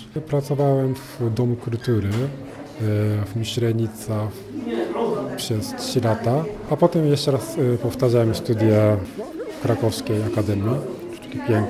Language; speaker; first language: Polish; non-native, fluent; Japanese